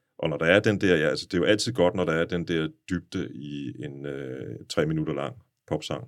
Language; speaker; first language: Danish; native; Danish